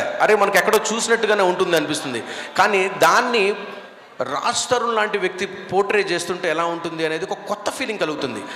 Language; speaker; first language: Telugu; native; Telugu